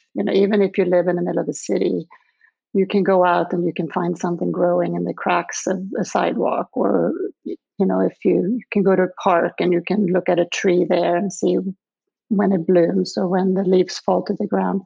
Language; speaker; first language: English; non-native, fluent; Swedish